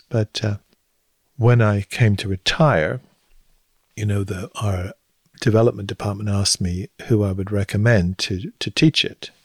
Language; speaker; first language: English; native; English